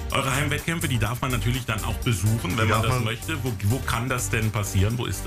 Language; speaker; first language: German; native; German